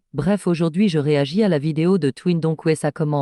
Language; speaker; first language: French; native; French